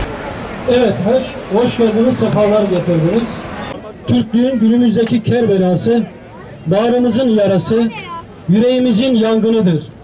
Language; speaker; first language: Turkish; native; Turkish